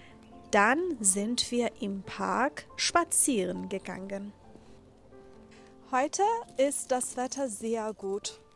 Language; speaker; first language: German; non-native, fluent; Persian